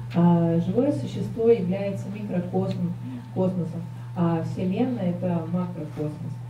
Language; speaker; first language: Russian; native; Russian